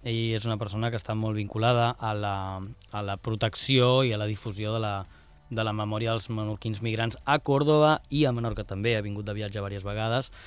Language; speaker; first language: Catalan; early bilingual, other home language; Spanish